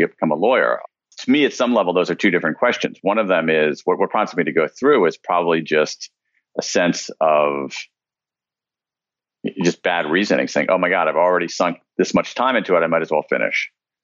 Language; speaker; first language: English; native; English